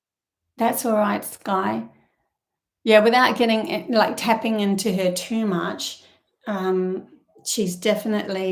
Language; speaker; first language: English; native; English